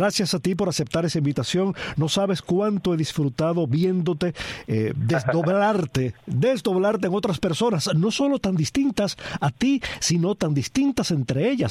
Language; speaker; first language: Spanish; native; Spanish